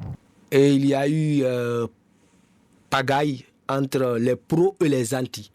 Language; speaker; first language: French; non-native, local second language; Mandingo